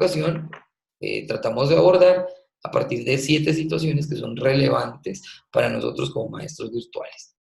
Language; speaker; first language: Spanish; native; Spanish